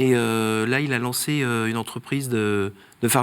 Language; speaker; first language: French; native; French